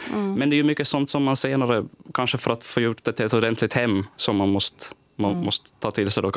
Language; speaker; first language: Swedish; native; Swedish